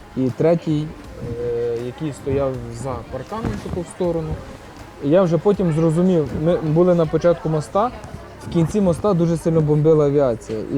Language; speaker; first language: Ukrainian; native; Ukrainian